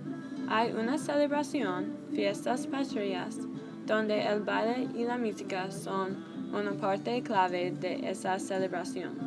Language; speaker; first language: Spanish; non-native, learner; English